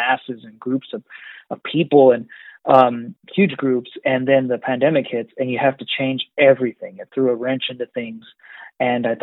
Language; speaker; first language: English; native; English